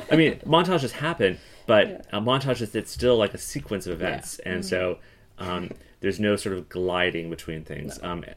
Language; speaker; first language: English; native; English